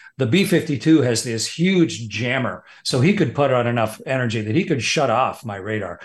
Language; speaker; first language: English; native; English